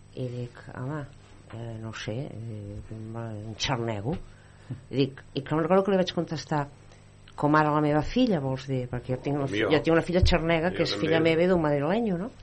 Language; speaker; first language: Catalan; native; Catalan